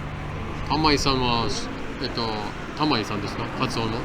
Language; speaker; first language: Japanese; non-native, fluent; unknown